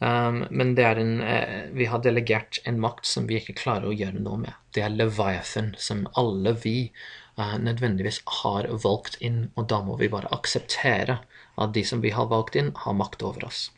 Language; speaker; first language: Norwegian; non-native, fluent; English